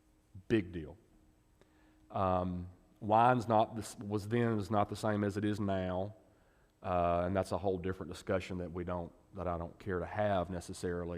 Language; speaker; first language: English; native; English